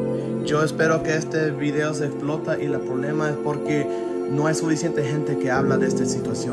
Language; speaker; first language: Spanish; early bilingual, heritage; Spanish